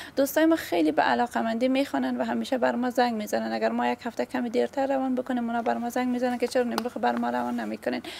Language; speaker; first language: Persian; native; Persian